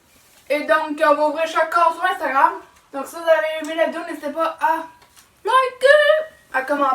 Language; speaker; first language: French; native; French